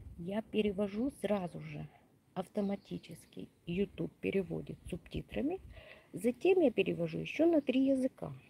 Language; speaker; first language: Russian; non-native, local second language; Ukrainian